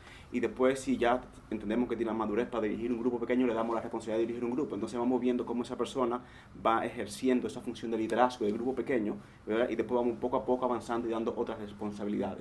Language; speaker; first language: Spanish; native; Spanish